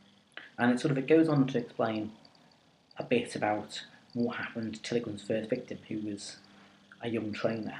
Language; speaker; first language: English; native; English